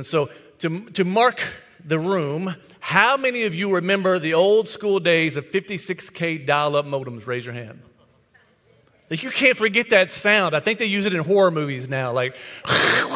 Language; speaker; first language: English; native; English